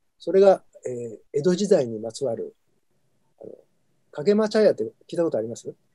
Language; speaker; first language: Japanese; native; Japanese